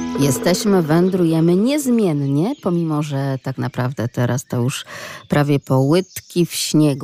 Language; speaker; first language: Polish; native; Polish